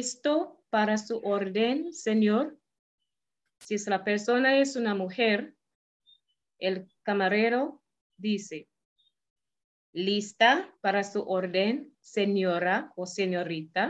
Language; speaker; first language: Spanish; non-native, fluent; English